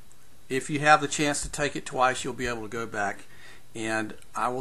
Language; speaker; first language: English; native; English